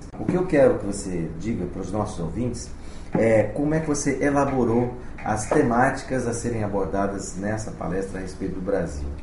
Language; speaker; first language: Portuguese; native; Portuguese